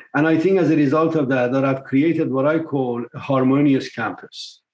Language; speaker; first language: English; non-native, fluent; Persian